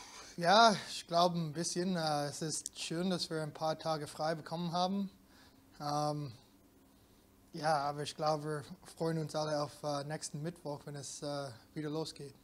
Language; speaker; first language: German; non-native, fluent; English